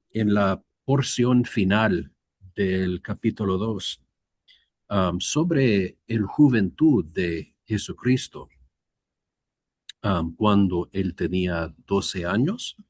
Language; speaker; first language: Spanish; non-native, learner; English